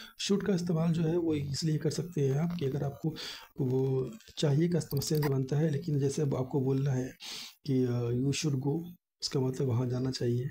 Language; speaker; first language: Hindi; native; Hindi